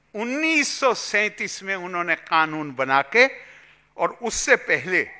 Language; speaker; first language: Hindi; native; Hindi